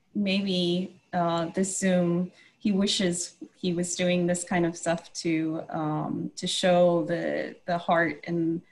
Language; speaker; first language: English; non-native, fluent; Japanese